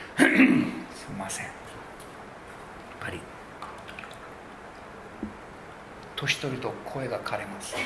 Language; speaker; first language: Japanese; non-native, local second language; English